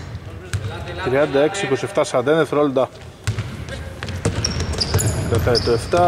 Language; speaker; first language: Greek; native; Greek